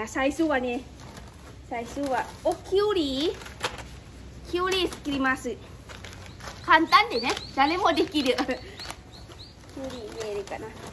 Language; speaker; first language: Japanese; non-native, local second language; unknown